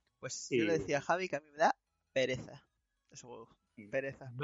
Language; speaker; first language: Spanish; native; Spanish